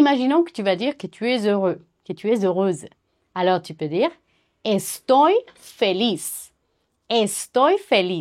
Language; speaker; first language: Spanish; non-native, fluent; French